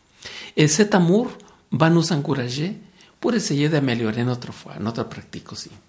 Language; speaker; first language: French; non-native, fluent; Spanish